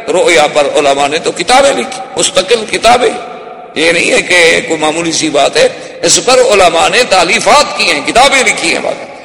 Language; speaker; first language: Urdu; native; Urdu